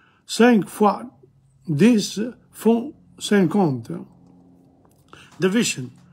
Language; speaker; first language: French; non-native, fluent; English